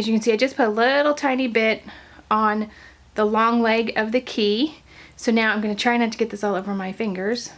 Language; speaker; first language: English; native; English